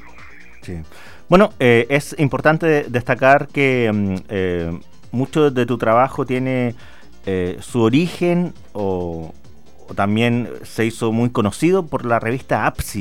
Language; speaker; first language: Spanish; native; Spanish